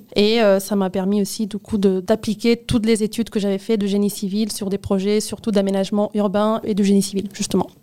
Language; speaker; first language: French; non-native, fluent; Spanish